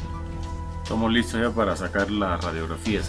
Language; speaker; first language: Spanish; native; Spanish